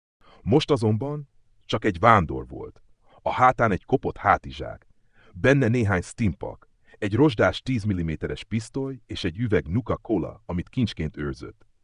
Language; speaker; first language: Hungarian; native; Hungarian